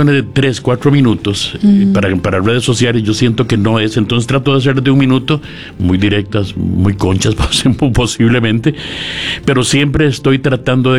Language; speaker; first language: Spanish; native; Spanish